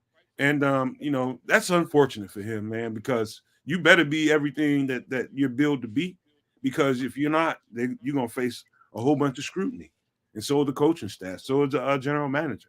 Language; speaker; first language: English; native; English